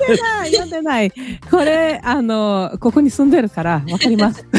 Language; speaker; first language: Japanese; early bilingual, heritage; Portuguese